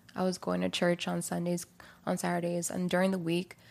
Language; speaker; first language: English; native; English